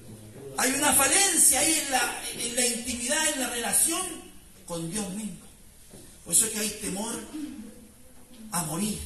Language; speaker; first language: Spanish; native; Spanish